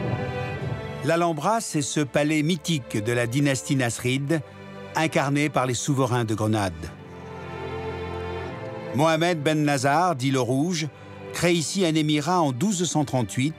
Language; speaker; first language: French; native; French